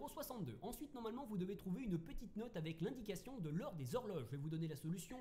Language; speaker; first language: French; native; French